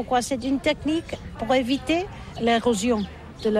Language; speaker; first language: French; non-native, learner; Catalan